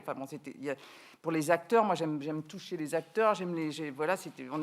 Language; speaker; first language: French; native; French